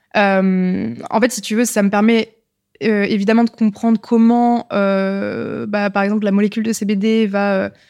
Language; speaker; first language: French; native; French